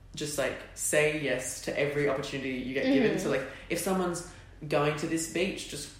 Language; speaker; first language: English; native; English